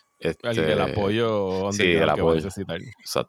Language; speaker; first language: Spanish; native; Spanish